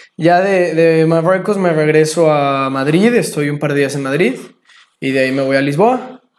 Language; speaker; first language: Spanish; native; Spanish